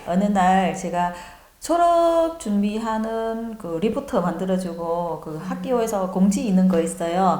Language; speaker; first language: Korean; non-native, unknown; Vietnamese